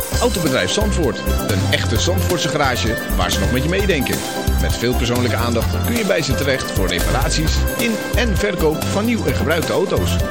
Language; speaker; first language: Dutch; native; Dutch